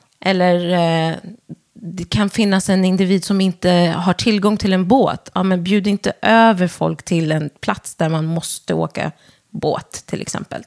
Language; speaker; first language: Swedish; early bilingual, other home language; Wolof